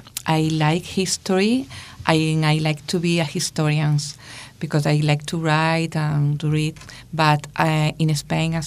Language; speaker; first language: English; non-native, learner; Spanish